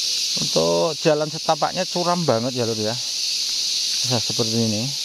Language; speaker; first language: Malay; non-native, local second language; Javanese